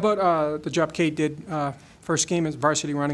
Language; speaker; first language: English; native; English